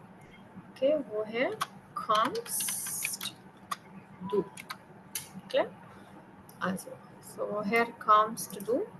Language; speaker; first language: German; non-native, learner; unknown